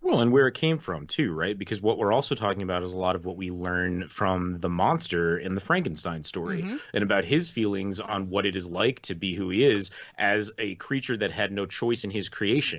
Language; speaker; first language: English; native; English